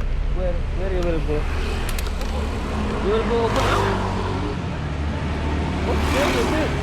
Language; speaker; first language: English; non-native, learner; Indonesian